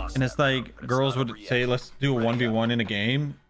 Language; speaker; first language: English; native; English